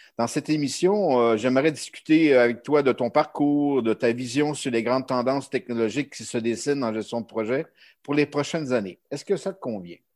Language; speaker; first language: French; native; French